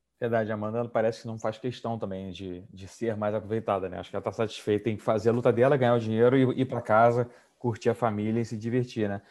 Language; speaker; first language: Portuguese; native; Portuguese